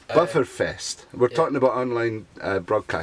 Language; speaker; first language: English; native; English